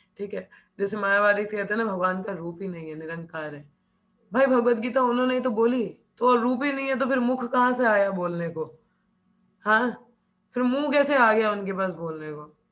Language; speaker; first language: Hindi; non-native, local second language; Punjabi